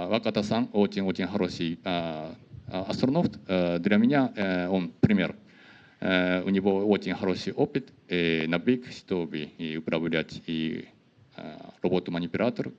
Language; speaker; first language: Russian; non-native, learner; Japanese